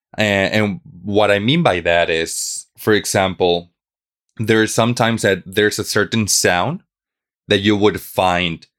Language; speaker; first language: English; non-native, fluent; Spanish